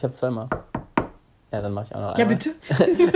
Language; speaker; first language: German; native; German